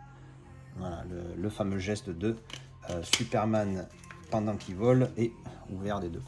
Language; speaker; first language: French; native; French